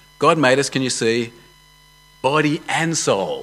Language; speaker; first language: English; native; English